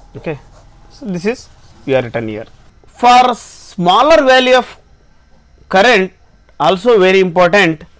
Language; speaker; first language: English; non-native, local second language; Kannada